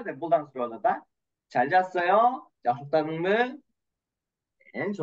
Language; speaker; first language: Korean; non-native, fluent; Kyrgyz